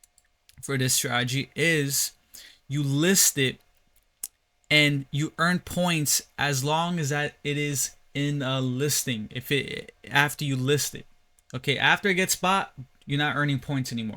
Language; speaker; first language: English; native; English